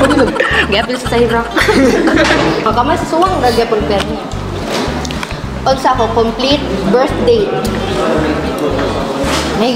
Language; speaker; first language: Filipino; non-native, local second language; Cebuano